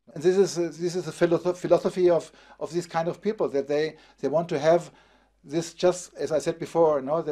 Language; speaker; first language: English; non-native, fluent; German